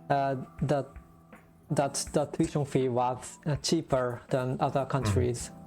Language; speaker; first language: English; non-native, learner; Japanese